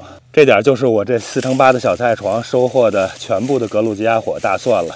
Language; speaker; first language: Chinese; native; Chinese